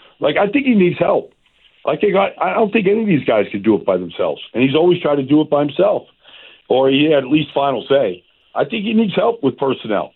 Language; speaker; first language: English; native; English